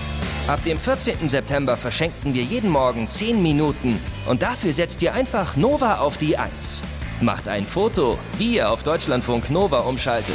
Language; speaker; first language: German; native; German